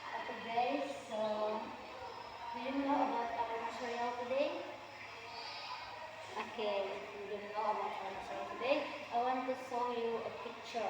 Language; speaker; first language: English; non-native, learner; Indonesian